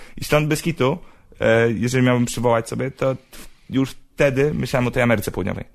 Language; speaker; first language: Polish; native; Polish